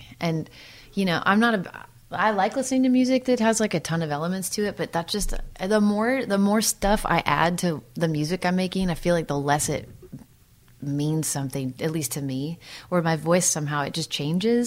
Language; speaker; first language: English; native; English